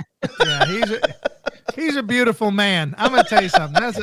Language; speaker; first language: English; native; English